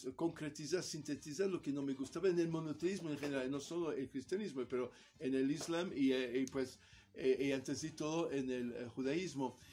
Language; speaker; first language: Spanish; non-native, fluent; Italian